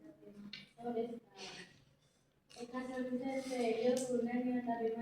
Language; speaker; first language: Japanese; non-native, learner; Indonesian